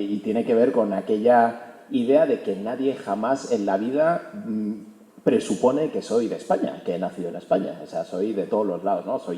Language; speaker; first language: Spanish; early bilingual, other home language; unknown